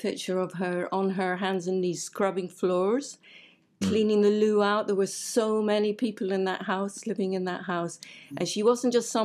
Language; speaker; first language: English; native; English